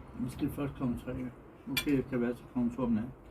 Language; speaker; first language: Danish; non-native, learner; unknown